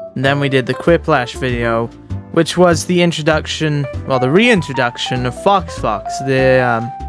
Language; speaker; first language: English; native; English